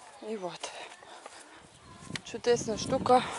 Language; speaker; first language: Russian; non-native, learner; German